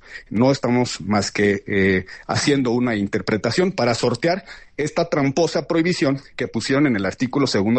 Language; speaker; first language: Spanish; native; Spanish